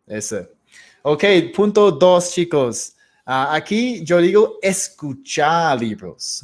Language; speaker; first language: Spanish; non-native, fluent; English